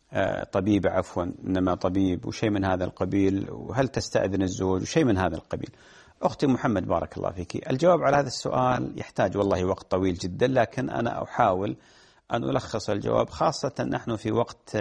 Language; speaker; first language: Arabic; native; Arabic